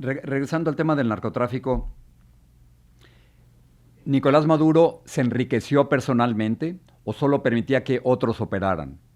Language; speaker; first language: Spanish; native; Spanish